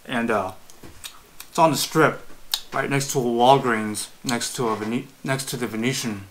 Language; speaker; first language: English; native; English